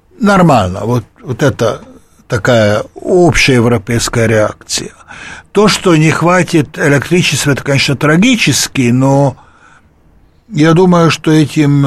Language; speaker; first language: Russian; non-native, fluent; Hungarian